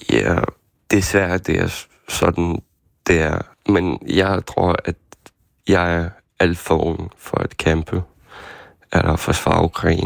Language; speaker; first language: Danish; early bilingual, other home language; Ukrainian